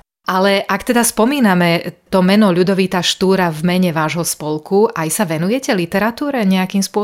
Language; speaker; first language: Slovak; native; Slovak